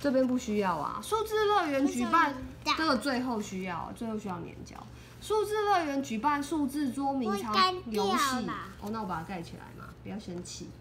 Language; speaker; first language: Chinese; native; Chinese